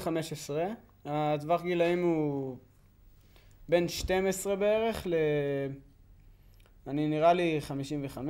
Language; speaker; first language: Hebrew; native; Hebrew